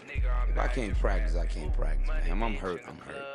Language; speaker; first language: English; native; English